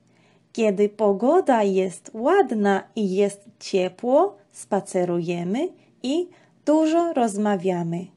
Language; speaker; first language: Polish; non-native, fluent; Georgian